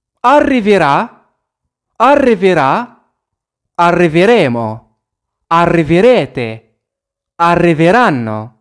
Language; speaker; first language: Italian; non-native, fluent; Arabic